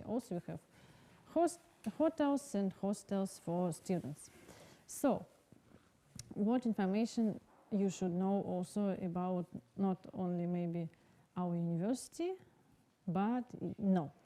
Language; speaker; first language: English; non-native, learner; Russian